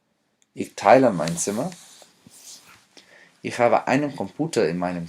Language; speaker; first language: German; non-native, fluent; English